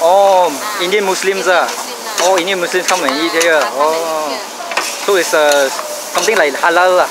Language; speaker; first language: English; non-native, local second language; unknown